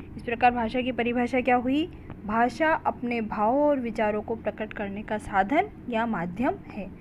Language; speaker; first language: Hindi; native; Hindi